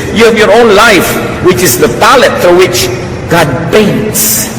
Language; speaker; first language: English; non-native, local second language; Filipino